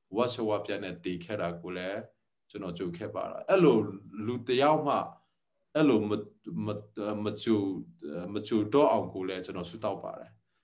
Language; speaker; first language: Burmese; non-native, local second language; Hakha Chin